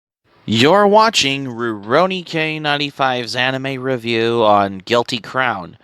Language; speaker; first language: English; native; English